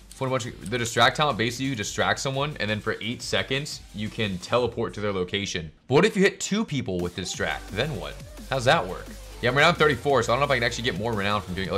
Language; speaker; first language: English; native; English